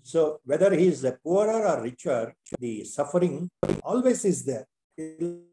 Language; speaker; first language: English; non-native, local second language; Kannada